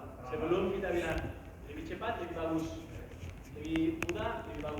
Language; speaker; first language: Indonesian; non-native, learner; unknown